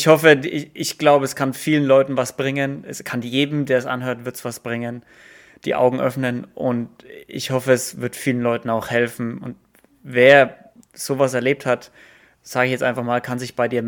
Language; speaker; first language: German; native; German